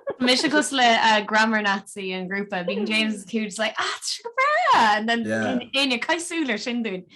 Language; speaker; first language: Irish; native; Irish